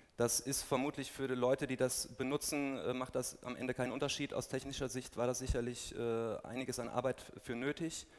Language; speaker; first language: German; native; German